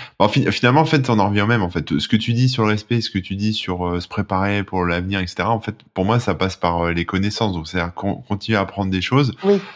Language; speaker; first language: French; native; French